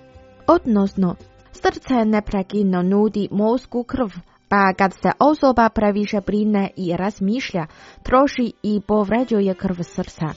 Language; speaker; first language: Croatian; non-native, fluent; Chinese